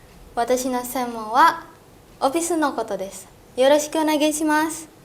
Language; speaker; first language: Japanese; non-native, learner; Indonesian